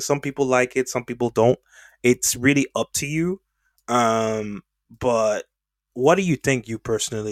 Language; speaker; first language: English; native; English